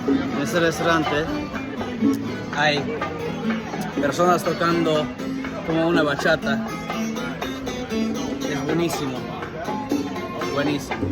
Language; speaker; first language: Spanish; non-native, learner; English